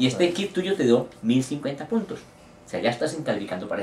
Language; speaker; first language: Spanish; native; Spanish